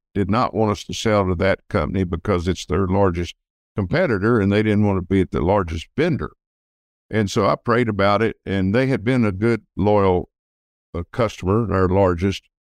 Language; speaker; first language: English; native; English